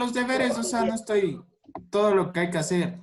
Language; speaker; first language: Spanish; native; Spanish